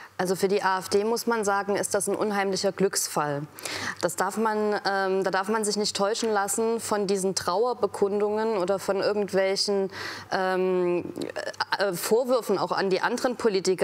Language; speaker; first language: German; native; German